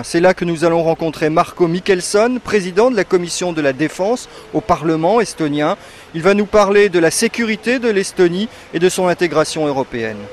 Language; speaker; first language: French; native; French